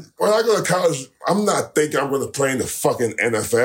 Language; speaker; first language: English; native; English